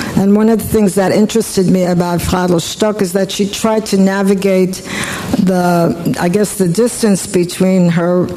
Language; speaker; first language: English; non-native, fluent; Polish